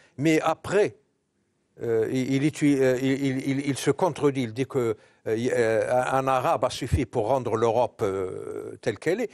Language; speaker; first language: French; non-native, local second language; Arabic